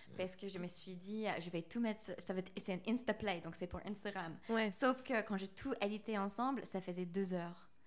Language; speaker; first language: French; non-native, fluent; English